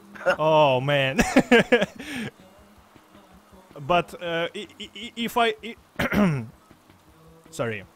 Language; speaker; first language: English; non-native, learner; Russian